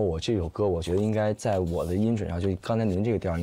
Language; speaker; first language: Chinese; native; Chinese